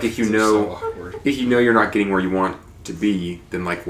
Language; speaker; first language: English; native; English